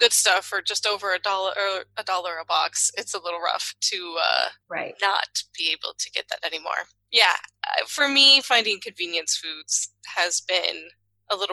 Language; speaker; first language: English; native; English